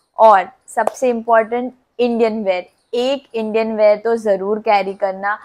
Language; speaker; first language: Hindi; non-native, local second language; Tulu